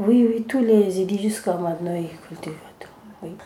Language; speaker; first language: French; non-native, learner; Kurdish